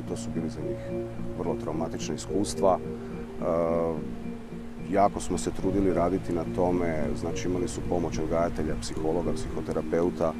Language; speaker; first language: Croatian; native; Croatian